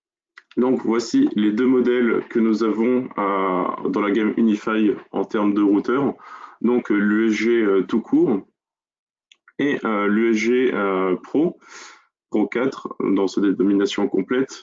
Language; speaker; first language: French; native; French